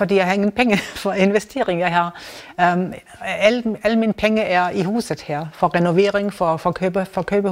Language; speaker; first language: Danish; non-native, learner; German